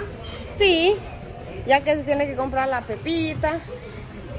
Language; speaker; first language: Spanish; native; Spanish